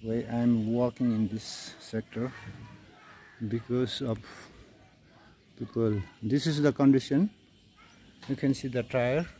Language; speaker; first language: English; non-native, learner; Nepali